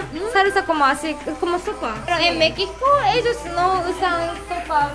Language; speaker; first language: Spanish; non-native, learner; Japanese